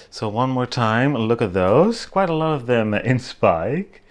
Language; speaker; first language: English; non-native, fluent; Dutch